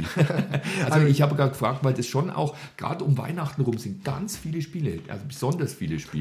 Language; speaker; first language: German; native; German